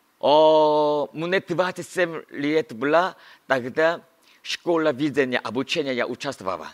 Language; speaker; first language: Russian; non-native, learner; Korean